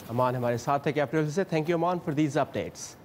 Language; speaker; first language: Urdu; native; Urdu